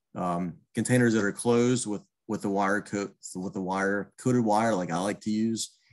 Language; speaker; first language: English; native; English